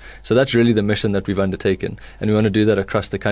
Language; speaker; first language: English; native; English